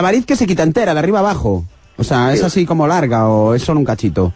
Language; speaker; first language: Spanish; native; Spanish